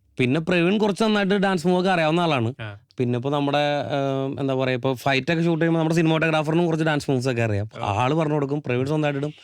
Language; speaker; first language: Malayalam; native; Malayalam